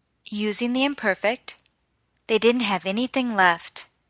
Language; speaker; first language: English; native; English